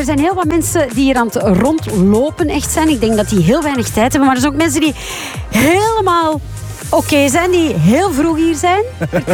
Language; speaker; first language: Dutch; native; Dutch